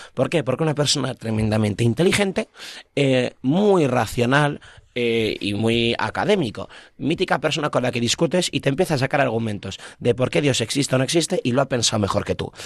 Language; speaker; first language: Spanish; native; Spanish